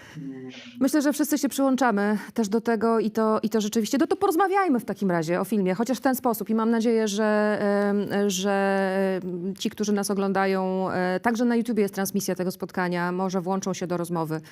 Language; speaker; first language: Polish; native; Polish